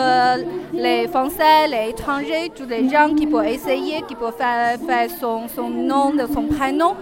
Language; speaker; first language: French; non-native, fluent; Chinese